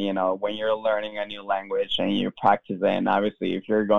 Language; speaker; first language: English; non-native, fluent; Spanish